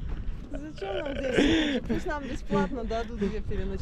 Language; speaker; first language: Russian; native; Russian